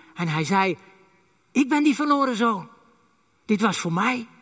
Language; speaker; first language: Dutch; non-native, local second language; Western Frisian